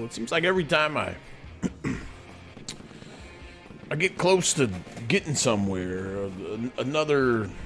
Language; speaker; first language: English; native; English